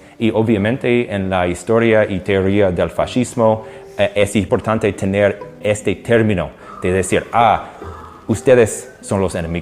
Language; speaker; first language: Spanish; non-native, fluent; English